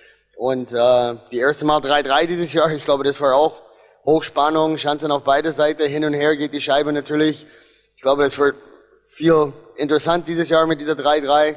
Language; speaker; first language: German; non-native, fluent; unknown